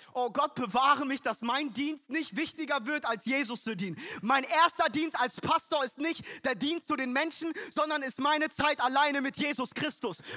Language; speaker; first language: German; native; German